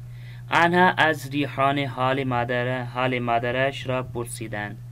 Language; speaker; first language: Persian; non-native, fluent; Urdu